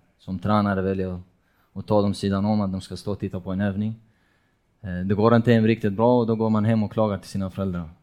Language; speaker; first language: Swedish; non-native, fluent; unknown